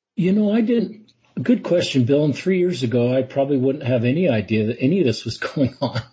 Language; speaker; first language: English; native; English